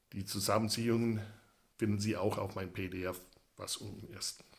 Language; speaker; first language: German; non-native, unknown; English